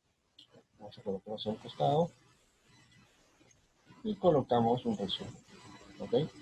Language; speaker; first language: Spanish; native; Spanish